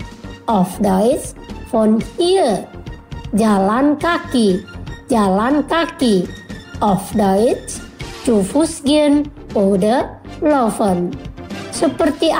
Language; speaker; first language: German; non-native, fluent; Indonesian